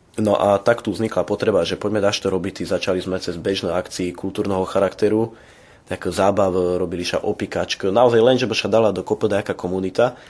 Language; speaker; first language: Slovak; non-native, local second language; Rusyn